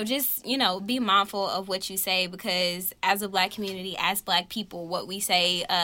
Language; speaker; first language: English; native; English